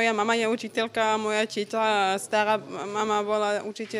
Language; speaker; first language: Slovak; early bilingual, heritage; Slovak